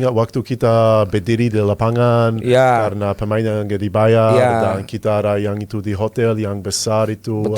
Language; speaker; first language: Indonesian; non-native, fluent; English